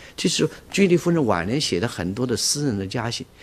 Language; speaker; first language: Chinese; native; Chinese